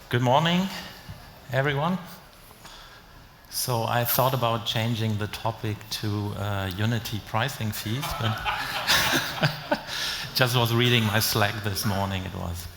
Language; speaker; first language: English; non-native, fluent; German